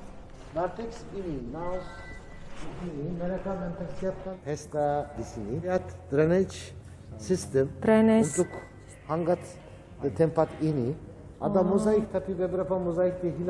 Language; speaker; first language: Indonesian; non-native, learner; Turkish